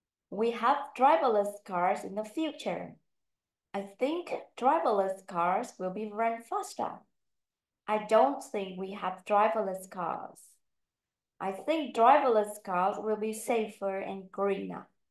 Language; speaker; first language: English; non-native, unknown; Vietnamese